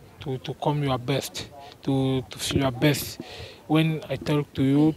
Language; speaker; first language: English; non-native, learner; French